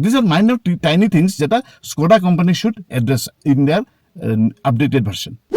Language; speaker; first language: English; non-native, local second language; Bangla